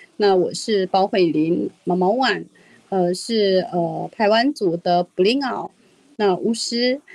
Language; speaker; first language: Chinese; non-native, local second language; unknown